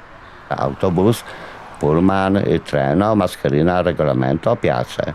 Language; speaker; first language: Italian; non-native, learner; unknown